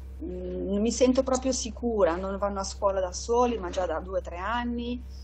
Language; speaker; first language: Italian; native; Italian